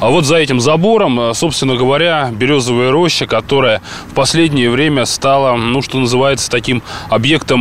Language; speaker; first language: Russian; native; Russian